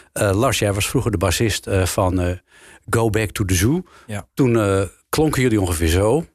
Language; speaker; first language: Dutch; native; Dutch